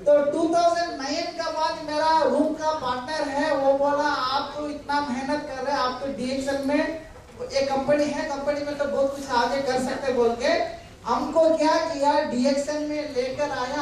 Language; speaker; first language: Hindi; non-native, local second language; Tamil